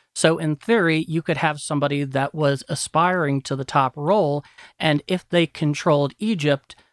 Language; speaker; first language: English; native; English